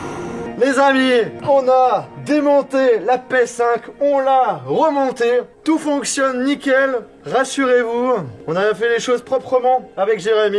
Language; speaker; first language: French; native; French